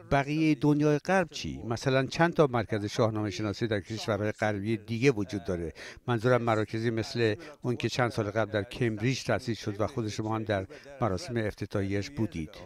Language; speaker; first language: Persian; native; Persian